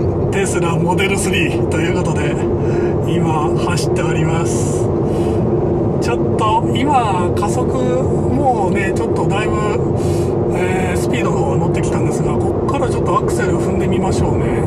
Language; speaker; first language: Japanese; native; Japanese